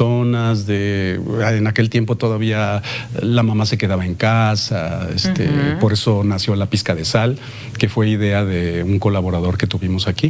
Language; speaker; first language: Spanish; native; Spanish